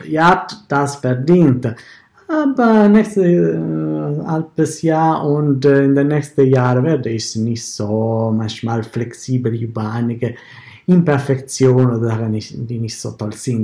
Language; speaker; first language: German; non-native, fluent; Italian